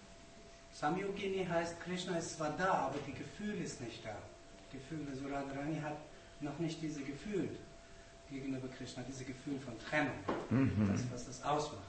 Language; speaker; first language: German; non-native, fluent; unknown